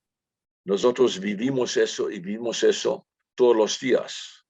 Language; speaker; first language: Spanish; non-native, fluent; German